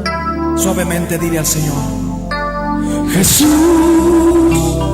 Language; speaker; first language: Spanish; native; Spanish